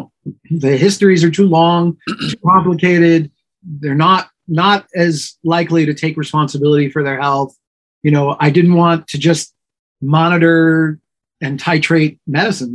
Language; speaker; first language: English; native; English